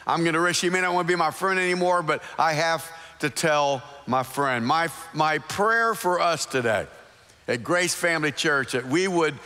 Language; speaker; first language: English; native; English